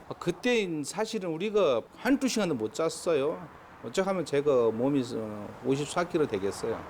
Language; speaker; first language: Korean; non-native, fluent; Nepali